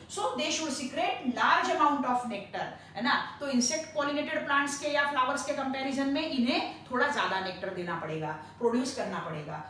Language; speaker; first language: Hindi; non-native, local second language; Marathi